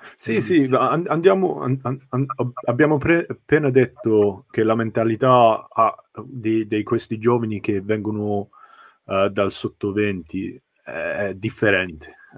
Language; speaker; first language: Italian; non-native, learner; English